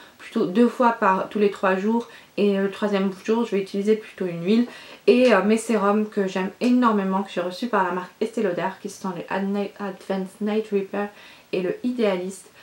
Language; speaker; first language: French; non-native, local second language; Arabic